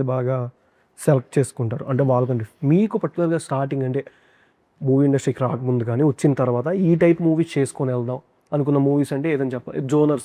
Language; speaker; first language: Telugu; native; Telugu